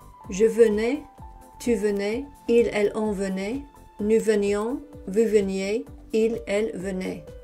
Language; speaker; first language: French; non-native, fluent; English